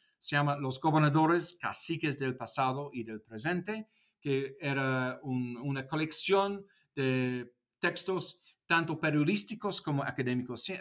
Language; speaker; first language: Spanish; non-native, fluent; English